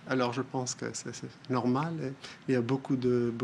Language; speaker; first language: French; non-native, fluent; Hebrew